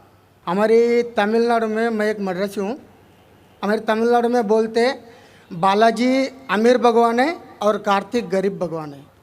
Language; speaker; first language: Hindi; non-native, local second language; Tamil